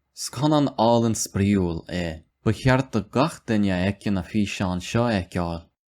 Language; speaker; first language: Irish; non-native, local second language; English